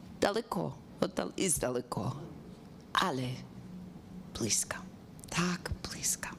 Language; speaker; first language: Ukrainian; non-native, learner; English